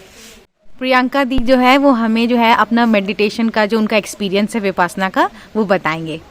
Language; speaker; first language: Hindi; native; Hindi